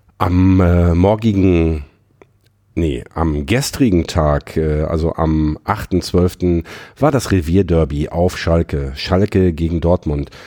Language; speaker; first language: German; native; German